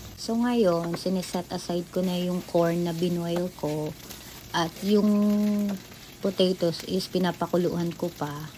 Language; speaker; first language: Filipino; native; Filipino